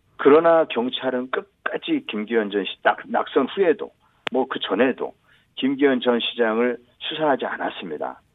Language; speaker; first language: Korean; native; Korean